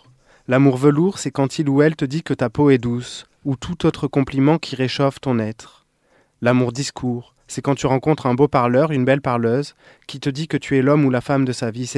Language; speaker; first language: French; native; French